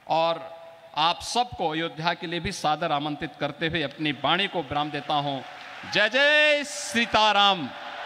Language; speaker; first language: Hindi; native; Hindi